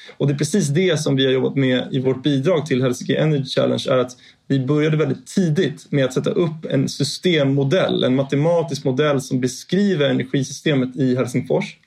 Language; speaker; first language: Swedish; native; Swedish